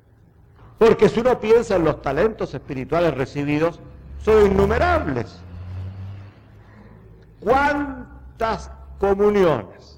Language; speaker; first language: Spanish; native; Spanish